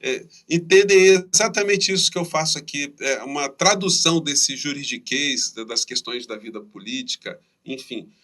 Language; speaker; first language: Portuguese; native; Portuguese